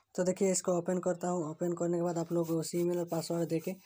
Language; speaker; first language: Hindi; native; Hindi